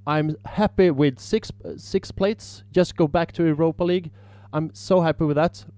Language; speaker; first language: English; non-native, fluent; Swedish